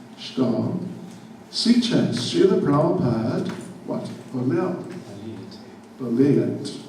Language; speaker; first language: Russian; non-native, learner; English